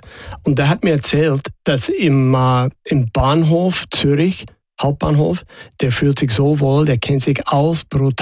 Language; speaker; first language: German; non-native, fluent; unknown